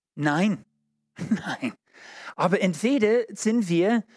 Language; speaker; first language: German; non-native, learner; English